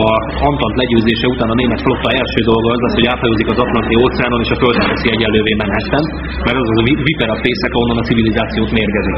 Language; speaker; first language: Hungarian; native; Hungarian